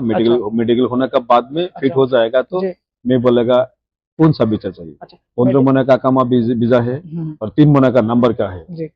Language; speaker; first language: Hindi; non-native, local second language; Bangla